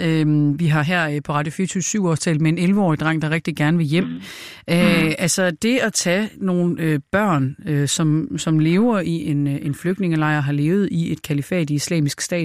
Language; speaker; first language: Danish; native; Danish